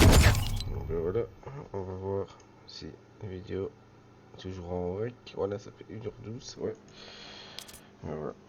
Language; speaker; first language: French; native; French